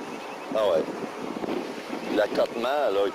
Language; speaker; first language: French; native; French